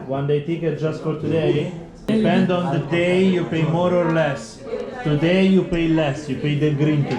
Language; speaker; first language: English; non-native, learner; Italian